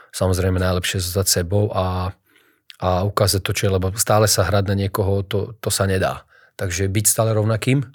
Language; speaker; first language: Slovak; native; Slovak